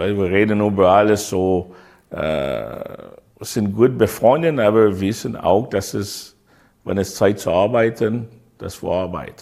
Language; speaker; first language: German; non-native, learner; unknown